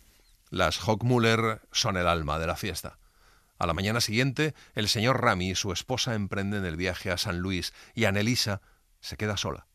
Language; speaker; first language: Spanish; native; Spanish